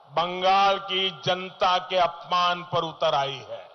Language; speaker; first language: Hindi; non-native, local second language; Gujarati